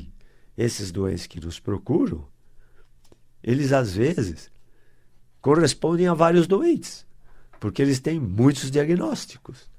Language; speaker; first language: Portuguese; native; Portuguese